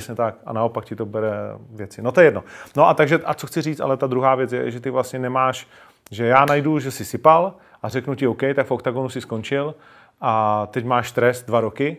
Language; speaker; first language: Czech; native; Czech